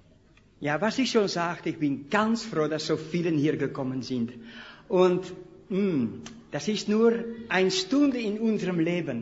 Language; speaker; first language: German; non-native, fluent; Dutch